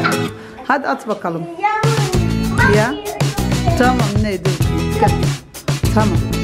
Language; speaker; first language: Turkish; early bilingual, heritage; Turkish